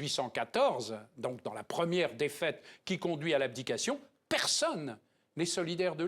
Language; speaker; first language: French; native; French